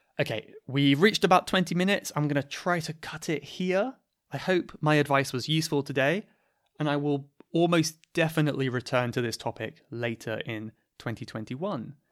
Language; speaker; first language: English; native; English